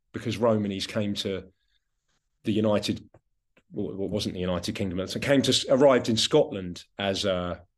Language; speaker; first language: English; non-native, local second language; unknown